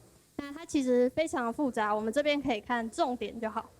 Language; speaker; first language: Chinese; native; Chinese